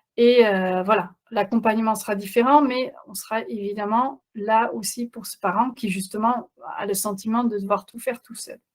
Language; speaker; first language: French; non-native, fluent; Dutch